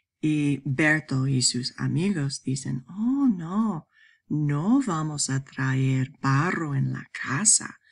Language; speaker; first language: Spanish; non-native, fluent; English